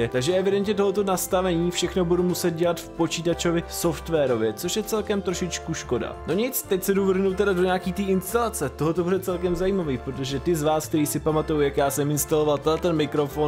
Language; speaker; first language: Czech; native; Czech